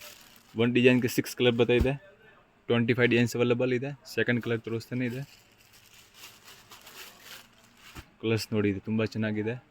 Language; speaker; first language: Kannada; non-native, local second language; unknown